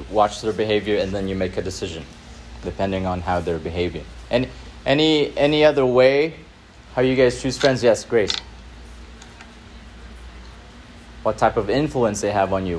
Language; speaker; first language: English; non-native, local second language; Filipino